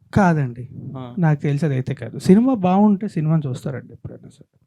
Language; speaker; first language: Telugu; native; Telugu